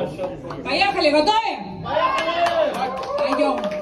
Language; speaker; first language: Russian; non-native, learner; Spanish